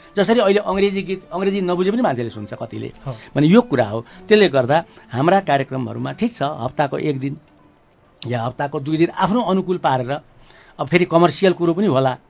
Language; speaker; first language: Nepali; native; Nepali